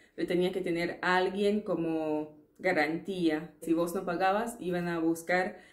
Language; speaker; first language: Spanish; non-native, fluent; English